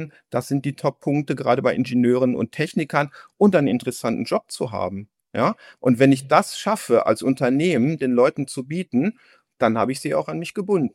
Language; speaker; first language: German; native; German